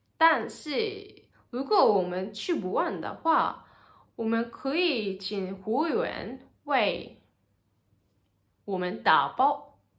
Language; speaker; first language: Chinese; non-native, learner; Japanese